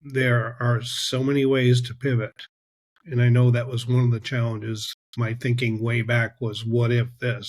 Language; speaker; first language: English; native; English